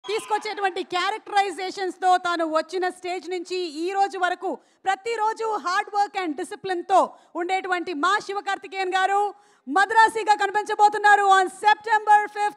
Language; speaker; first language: Telugu; native; Telugu